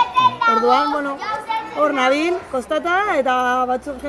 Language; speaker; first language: Basque; non-native, local second language; Spanish